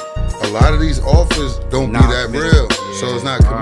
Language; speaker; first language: English; native; English